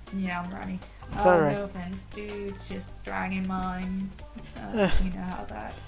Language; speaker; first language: English; native; English